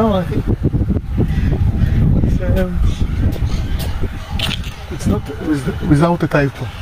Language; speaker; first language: English; non-native, learner; Hebrew